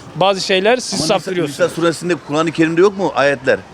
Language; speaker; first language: Turkish; native; Turkish